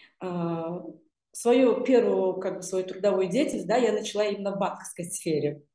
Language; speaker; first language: Russian; non-native, local second language; Uzbek